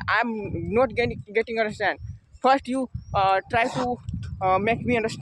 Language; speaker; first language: English; non-native, learner; Hindi